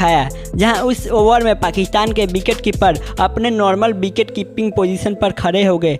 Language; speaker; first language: Hindi; native; Hindi